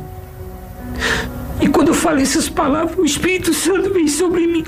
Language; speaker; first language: Portuguese; native; Portuguese